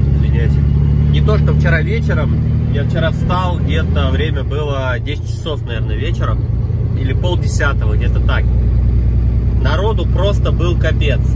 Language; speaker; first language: Russian; native; Russian